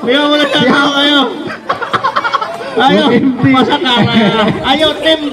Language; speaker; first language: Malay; non-native, local second language; Javanese